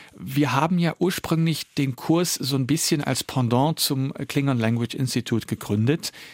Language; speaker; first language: German; early bilingual, other home language; Dutch